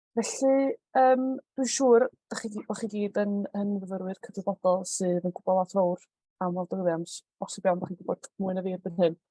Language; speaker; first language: Welsh; native; Welsh